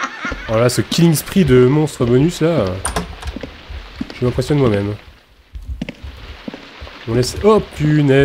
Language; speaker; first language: French; native; French